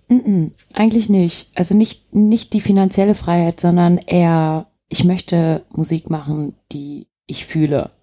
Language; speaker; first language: German; early bilingual, other home language; Turkish